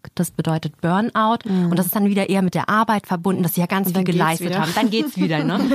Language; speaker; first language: German; native; German